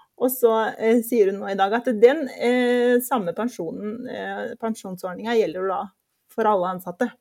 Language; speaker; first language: Norwegian; early bilingual, heritage; Norwegian